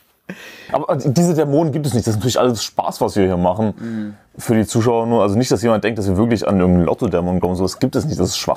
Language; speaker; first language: German; native; German